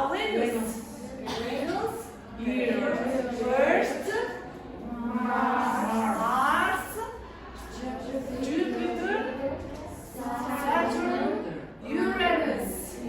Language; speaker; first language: English; non-native, fluent; Mongolian